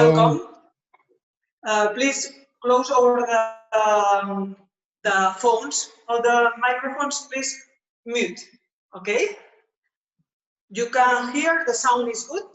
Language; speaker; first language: English; non-native, learner; Spanish